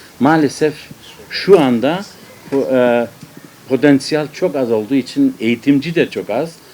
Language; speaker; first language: Turkish; native; Turkish